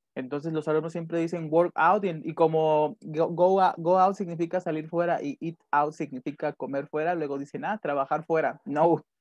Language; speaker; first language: Spanish; native; Spanish